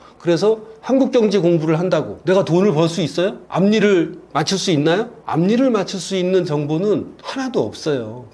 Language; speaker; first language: Korean; native; Korean